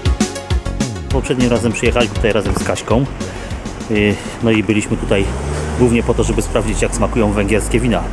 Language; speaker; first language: Polish; native; Polish